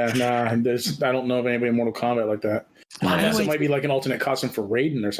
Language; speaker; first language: English; native; English